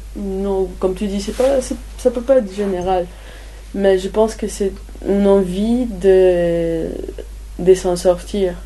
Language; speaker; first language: French; non-native, fluent; Spanish